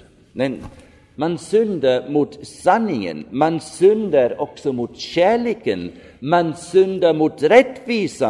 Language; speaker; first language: Swedish; non-native, fluent; German